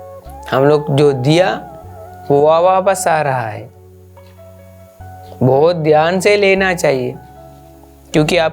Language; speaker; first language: Hindi; non-native, local second language; Sinhala